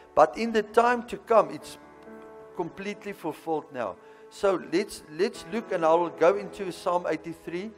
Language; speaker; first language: English; non-native, local second language; Afrikaans